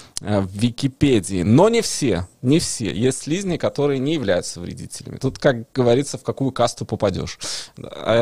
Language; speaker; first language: Russian; native; Russian